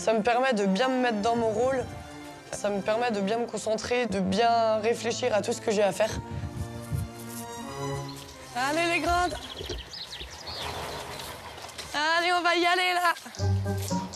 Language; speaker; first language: French; native; French